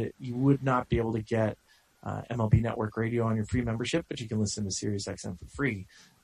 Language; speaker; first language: English; native; English